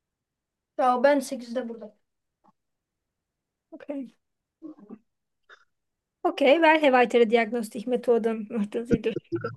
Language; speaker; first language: German; non-native, learner; Turkish